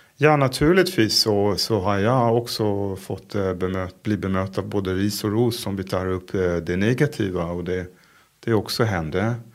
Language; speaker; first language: Swedish; non-native, fluent; Hebrew